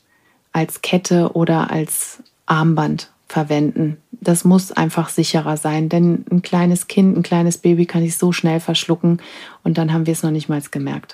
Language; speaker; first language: German; native; German